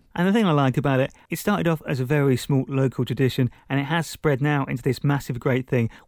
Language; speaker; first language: English; native; English